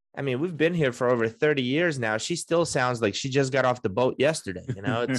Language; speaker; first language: English; early bilingual, other home language; Russian